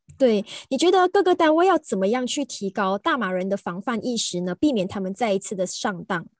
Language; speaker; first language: Chinese; native; Chinese